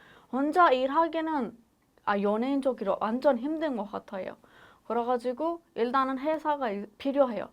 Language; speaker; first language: Korean; non-native, fluent; Persian